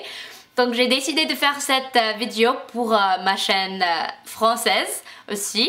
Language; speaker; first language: French; non-native, fluent; English